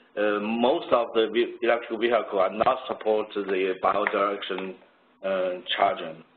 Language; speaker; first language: English; non-native, fluent; Chinese